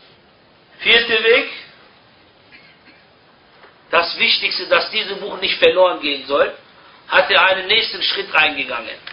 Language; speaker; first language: German; non-native, fluent; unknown